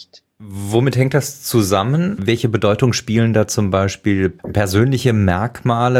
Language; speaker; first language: German; native; German